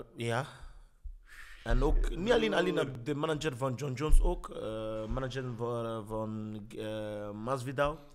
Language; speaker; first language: Dutch; early bilingual, other home language; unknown